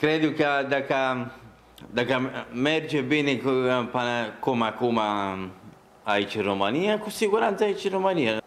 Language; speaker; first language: Romanian; non-native, learner; Italian